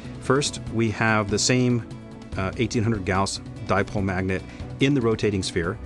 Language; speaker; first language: English; native; English